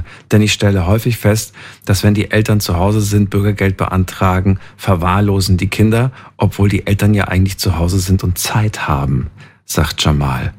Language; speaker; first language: German; native; German